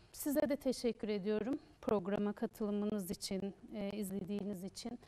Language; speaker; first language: Turkish; native; Turkish